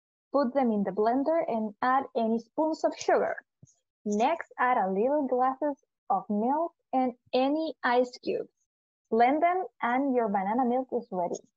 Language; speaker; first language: English; non-native, fluent; Spanish